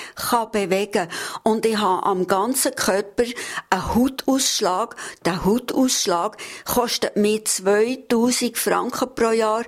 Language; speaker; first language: German; native; German